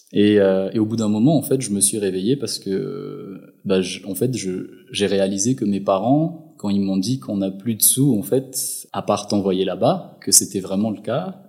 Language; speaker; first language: French; non-native, local second language; Malagasy